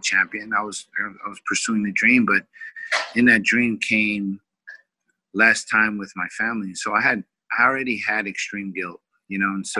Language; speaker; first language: English; native; English